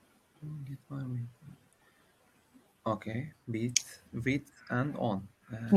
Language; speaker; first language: English; non-native, learner; Turkish